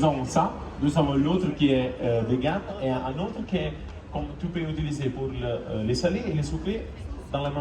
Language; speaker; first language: French; non-native, learner; Italian